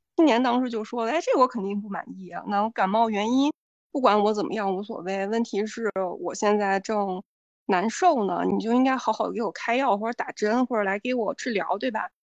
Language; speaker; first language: Chinese; native; Chinese